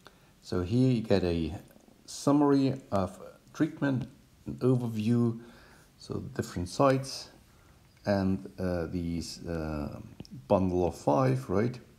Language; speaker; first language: English; non-native, fluent; German